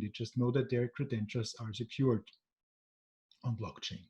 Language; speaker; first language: English; non-native, fluent; German